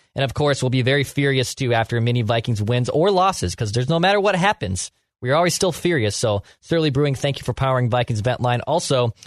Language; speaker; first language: English; native; English